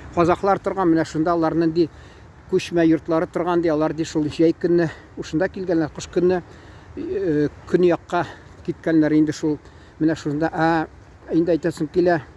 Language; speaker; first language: Tatar; early bilingual, heritage; Tatar